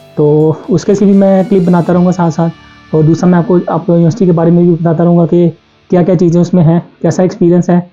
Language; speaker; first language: Urdu; non-native, local second language; Punjabi